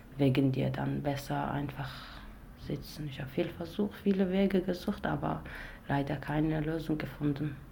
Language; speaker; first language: German; non-native, learner; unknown